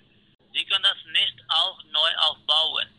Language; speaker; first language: German; non-native, learner; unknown